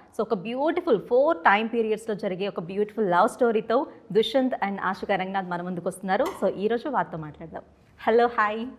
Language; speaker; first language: Telugu; native; Telugu